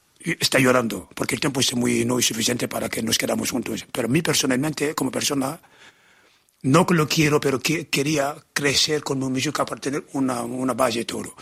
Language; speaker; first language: Spanish; non-native, fluent; Wolof